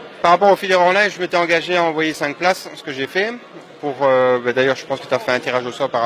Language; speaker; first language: French; native; French